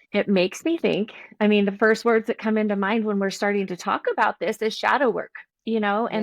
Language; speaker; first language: English; native; English